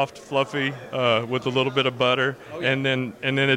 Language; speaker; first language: English; native; English